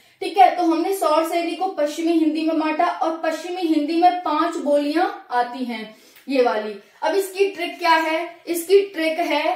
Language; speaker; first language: Hindi; native; Hindi